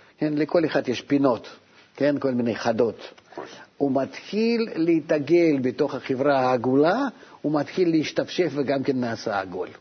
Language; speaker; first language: Hebrew; non-native, fluent; Russian